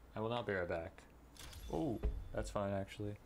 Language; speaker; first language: English; native; English